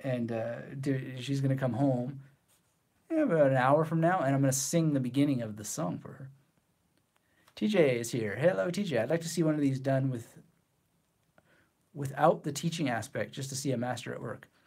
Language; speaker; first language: English; native; English